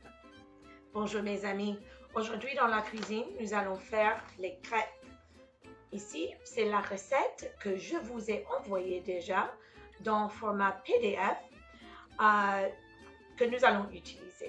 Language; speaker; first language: French; non-native, fluent; English